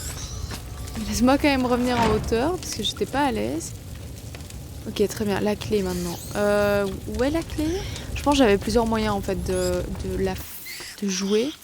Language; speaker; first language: French; native; French